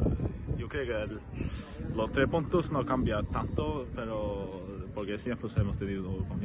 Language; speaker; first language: Spanish; non-native, learner; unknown